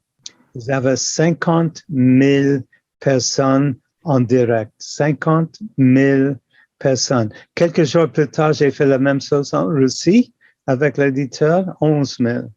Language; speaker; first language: French; non-native, local second language; English